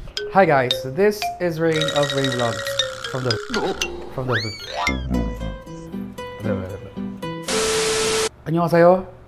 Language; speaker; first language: English; non-native, local second language; Filipino